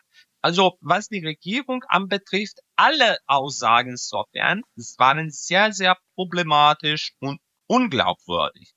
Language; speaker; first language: German; non-native, fluent; Serbian